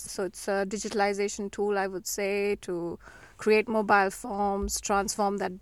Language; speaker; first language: English; non-native, local second language; Tamil